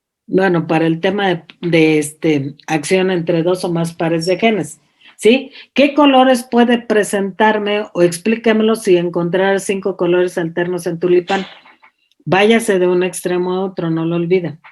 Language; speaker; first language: Spanish; native; Spanish